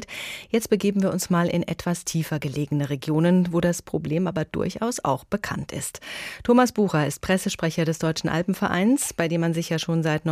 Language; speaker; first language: German; native; German